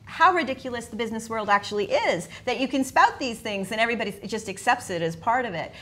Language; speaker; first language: English; native; English